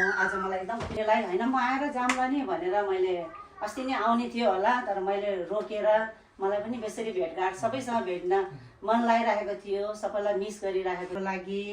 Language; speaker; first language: Nepali; non-native, local second language; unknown